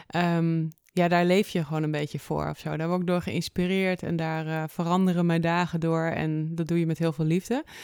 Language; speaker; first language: Dutch; native; Dutch